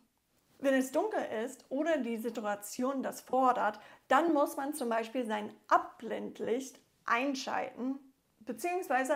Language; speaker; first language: German; non-native, fluent; English